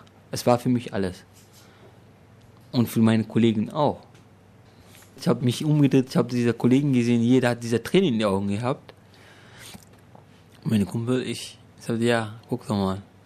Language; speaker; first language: German; non-native, fluent; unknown